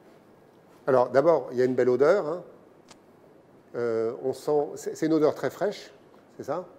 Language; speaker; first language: French; native; French